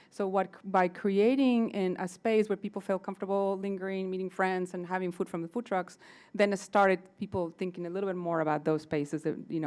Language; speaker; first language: English; non-native, fluent; Spanish